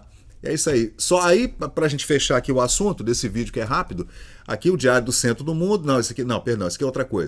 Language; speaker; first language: Portuguese; native; Portuguese